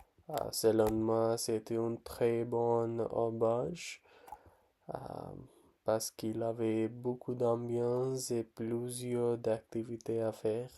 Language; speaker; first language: French; non-native, learner; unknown